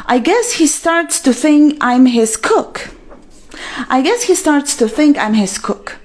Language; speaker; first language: English; non-native, fluent; Polish